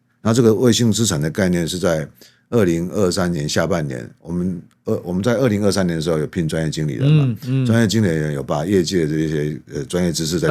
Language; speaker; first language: Chinese; native; Chinese